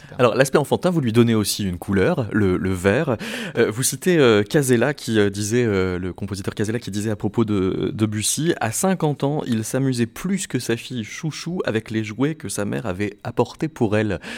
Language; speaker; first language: French; native; French